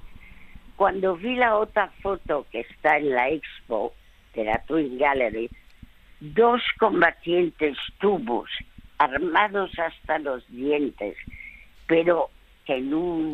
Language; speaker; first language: Spanish; early bilingual, other home language; French